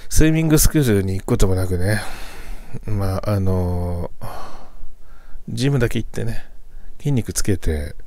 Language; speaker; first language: Japanese; native; Japanese